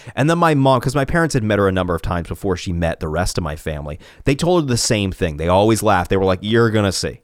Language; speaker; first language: English; early bilingual, other home language; Italian